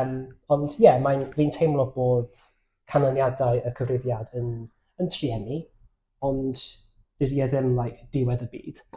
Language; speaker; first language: Welsh; non-native, fluent; English